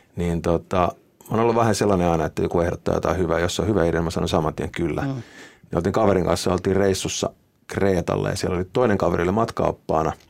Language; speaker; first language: Finnish; native; Finnish